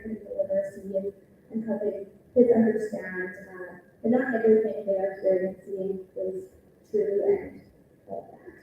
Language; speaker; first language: English; native; English